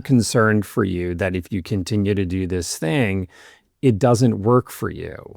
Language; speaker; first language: English; native; English